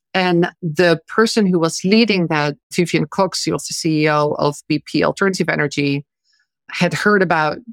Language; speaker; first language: English; non-native, fluent; Dutch